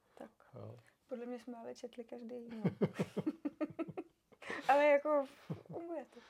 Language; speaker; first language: Czech; native; Czech